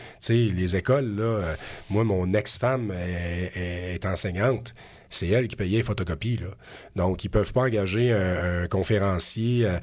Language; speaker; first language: French; native; French